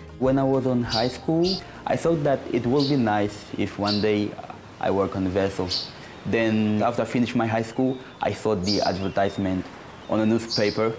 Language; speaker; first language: English; non-native, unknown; Portuguese